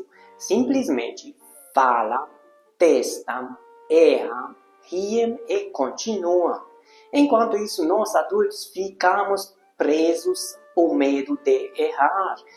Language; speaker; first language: Portuguese; non-native, fluent; Hungarian